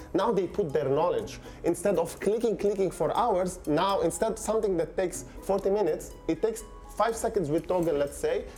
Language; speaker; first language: English; non-native, fluent; Arabic